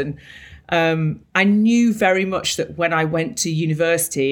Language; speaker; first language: English; native; English